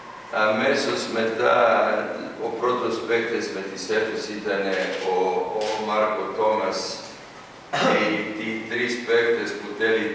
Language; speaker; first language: Greek; non-native, fluent; Serbian